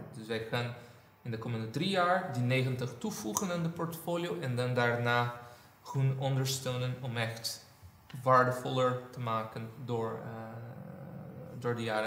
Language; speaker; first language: Dutch; non-native, fluent; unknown